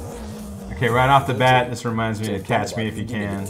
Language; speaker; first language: English; native; English